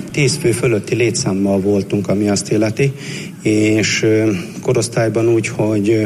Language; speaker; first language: Hungarian; native; Hungarian